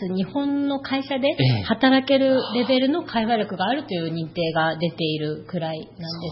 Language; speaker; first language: Japanese; native; Japanese